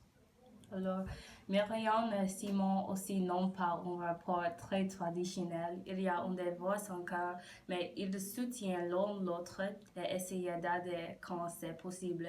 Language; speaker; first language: French; non-native, learner; English